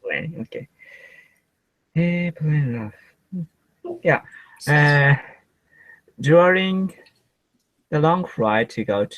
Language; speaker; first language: English; non-native, learner; Japanese